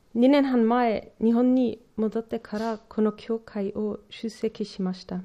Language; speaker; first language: Japanese; non-native, learner; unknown